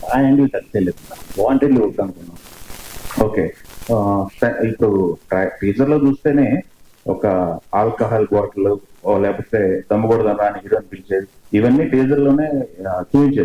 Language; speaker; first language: Telugu; native; Telugu